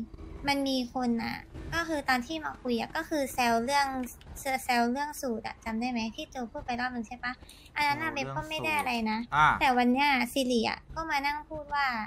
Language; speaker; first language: Thai; native; Thai